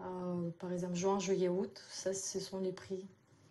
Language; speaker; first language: French; non-native, fluent; Russian